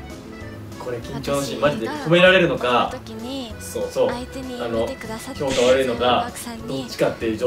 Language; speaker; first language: Japanese; native; Japanese